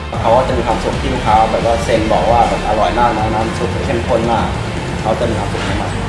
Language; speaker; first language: Thai; native; Thai